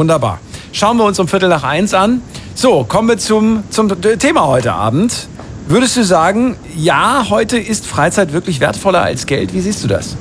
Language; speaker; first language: German; native; German